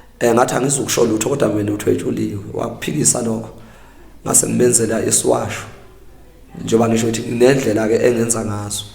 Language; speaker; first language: Zulu; native; Zulu